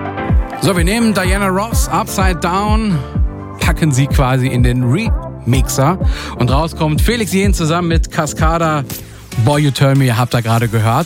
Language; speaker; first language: German; native; German